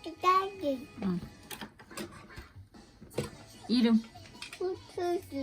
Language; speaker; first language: Korean; native; Korean